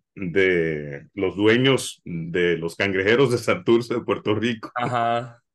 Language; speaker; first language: Spanish; native; Spanish